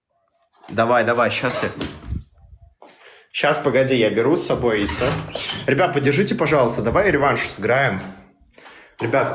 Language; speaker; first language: Russian; native; Russian